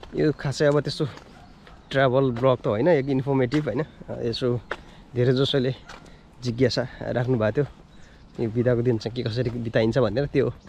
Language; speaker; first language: Nepali; native; Nepali